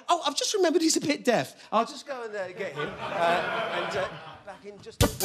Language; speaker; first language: English; native; English